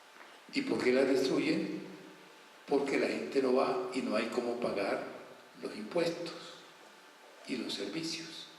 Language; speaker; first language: Spanish; native; Spanish